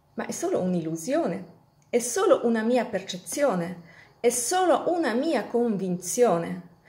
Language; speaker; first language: Italian; non-native, fluent; Polish